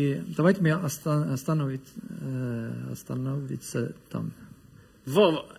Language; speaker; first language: Russian; non-native, learner; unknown